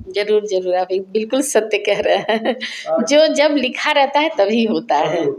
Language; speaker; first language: Hindi; native; Hindi